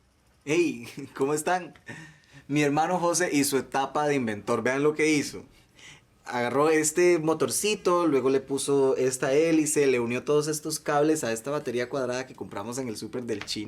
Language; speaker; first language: Spanish; native; Spanish